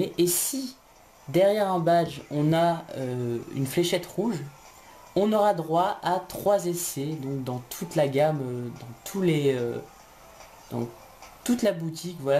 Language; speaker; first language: French; native; French